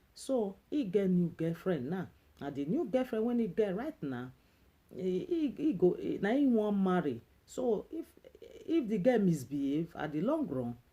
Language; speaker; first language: Nigerian Pidgin; native; Nigerian Pidgin